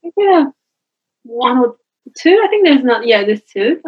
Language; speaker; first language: English; native; English